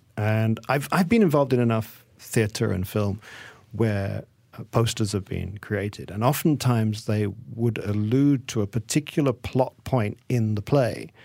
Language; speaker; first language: English; native; English